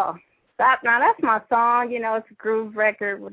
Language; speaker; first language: English; native; English